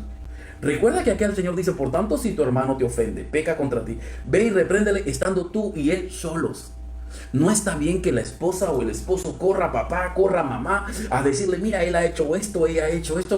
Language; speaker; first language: Spanish; native; Spanish